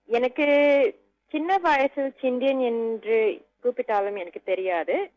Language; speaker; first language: Tamil; non-native, local second language; English